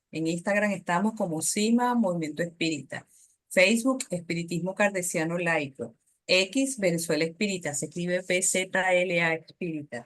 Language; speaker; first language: Spanish; native; Spanish